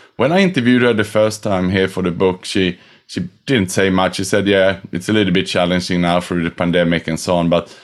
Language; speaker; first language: English; non-native, fluent; Swedish